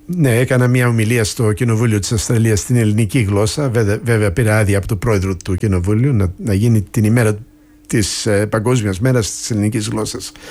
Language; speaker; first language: Greek; early bilingual, heritage; Greek